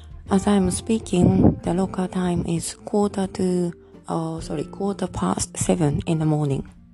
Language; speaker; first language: English; non-native, fluent; Japanese